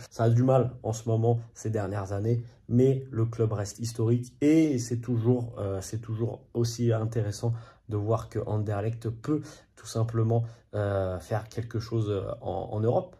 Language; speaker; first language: French; native; French